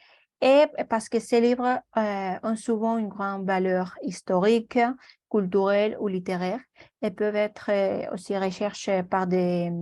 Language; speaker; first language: French; non-native, learner; Spanish